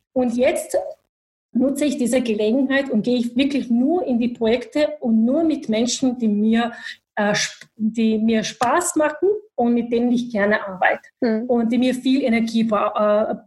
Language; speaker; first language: German; non-native, fluent; Bosnian